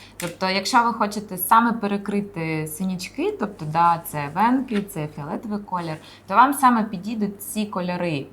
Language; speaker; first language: Ukrainian; non-native, local second language; Russian